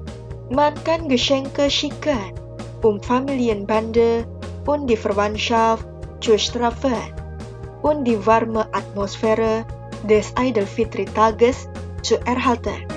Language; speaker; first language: German; non-native, fluent; Indonesian